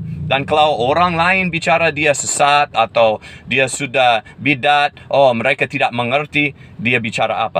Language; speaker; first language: Indonesian; non-native, fluent; English